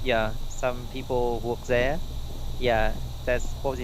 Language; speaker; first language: English; non-native, learner; Vietnamese